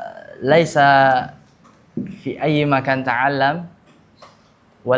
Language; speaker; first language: Arabic; non-native, learner; Indonesian